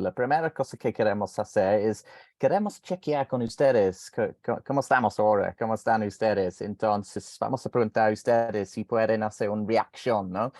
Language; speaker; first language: Spanish; non-native, fluent; English